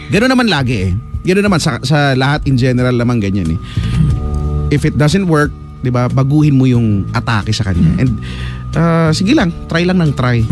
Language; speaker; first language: Filipino; native; Filipino